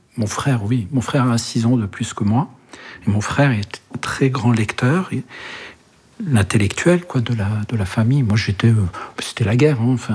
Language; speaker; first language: French; early bilingual, other home language; Arabic